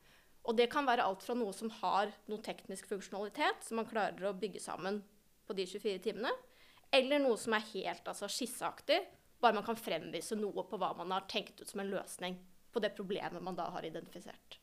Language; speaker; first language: Norwegian; native; Norwegian